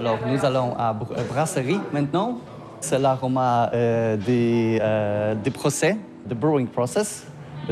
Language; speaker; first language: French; non-native, learner; Polish